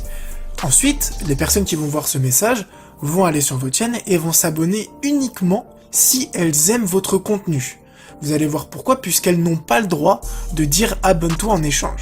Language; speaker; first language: French; native; French